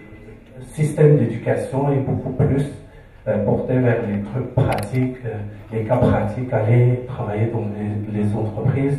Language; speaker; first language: French; non-native, local second language; Arabic